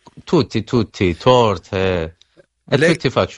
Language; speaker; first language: Italian; non-native, learner; Persian